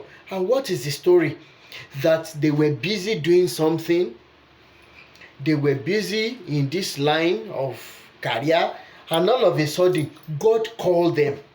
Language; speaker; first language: English; non-native, local second language; Yoruba